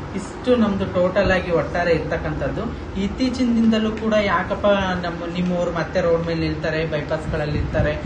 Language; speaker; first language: Kannada; native; Kannada